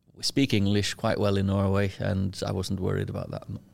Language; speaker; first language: English; non-native, fluent; Norwegian